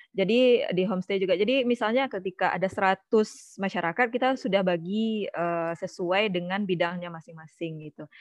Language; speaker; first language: Indonesian; non-native, local second language; Minangkabau